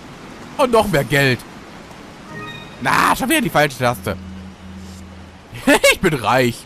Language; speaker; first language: German; native; German